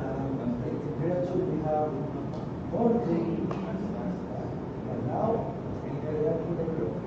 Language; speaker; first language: English; non-native, learner; Spanish